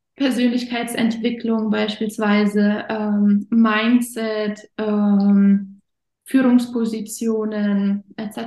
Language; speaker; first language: German; early bilingual, other home language; Russian